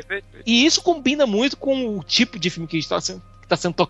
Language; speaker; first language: Portuguese; native; Portuguese